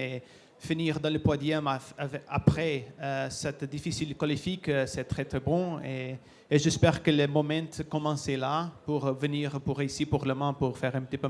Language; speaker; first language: French; non-native, learner; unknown